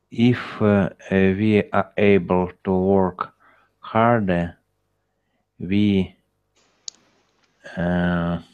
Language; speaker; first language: English; non-native, learner; Russian